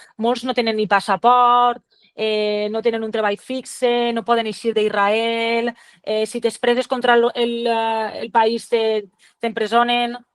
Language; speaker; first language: Catalan; native; Catalan